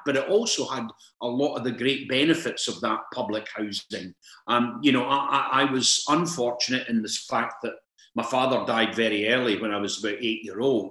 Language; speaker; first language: English; native; English